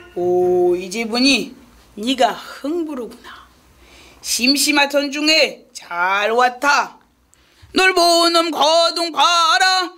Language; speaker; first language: Korean; non-native, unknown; French